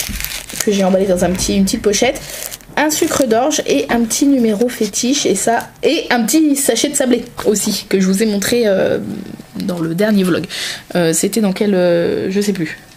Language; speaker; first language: French; native; French